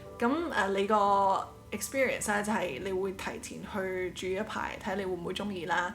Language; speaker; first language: Cantonese; early bilingual, heritage; Cantonese